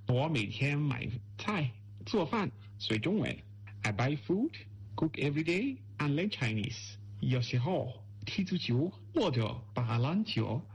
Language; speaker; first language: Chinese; non-native, learner; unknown